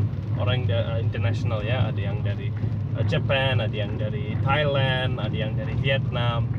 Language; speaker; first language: Indonesian; non-native, fluent; English